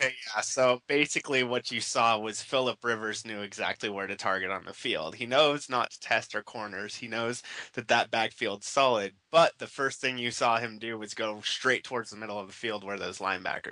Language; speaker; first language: English; native; English